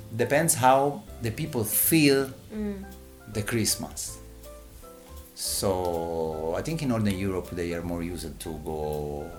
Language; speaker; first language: English; non-native, learner; Italian